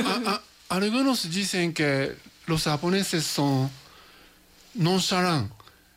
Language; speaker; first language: Spanish; non-native, learner; Japanese